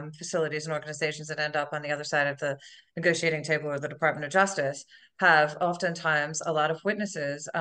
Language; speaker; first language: English; native; English